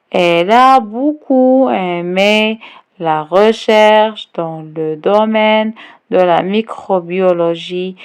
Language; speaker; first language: French; non-native, local second language; Arabic